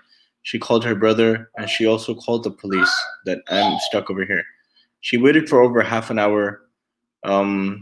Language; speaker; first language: English; native; English